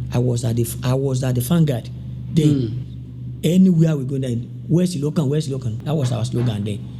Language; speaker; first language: English; non-native, local second language; Yoruba